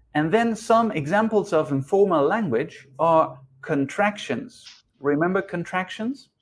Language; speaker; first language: English; non-native, fluent; Spanish